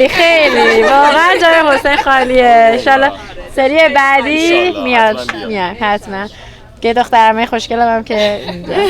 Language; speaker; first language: Persian; native; Persian